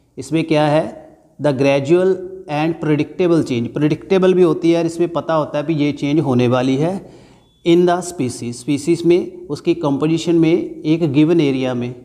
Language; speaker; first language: Hindi; non-native, local second language; Punjabi